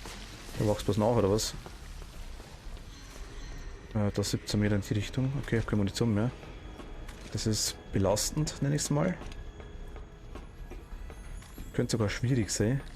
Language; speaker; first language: German; native; German